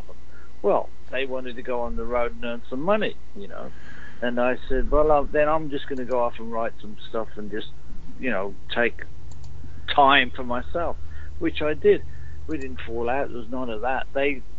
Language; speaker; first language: English; native; English